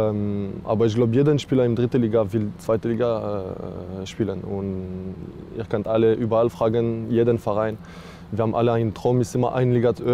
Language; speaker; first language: German; non-native, learner; French